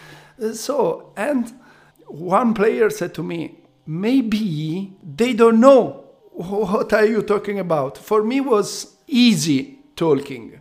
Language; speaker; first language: English; non-native, learner; Italian